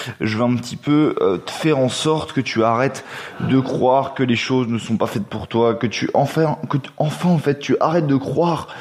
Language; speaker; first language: French; native; French